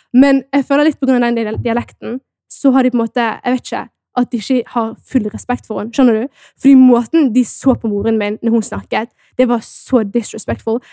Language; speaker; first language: Norwegian; early bilingual, other home language; Amharic